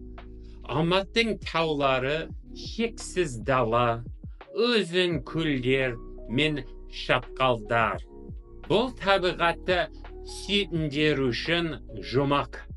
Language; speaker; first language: Kazakh; non-native, fluent; English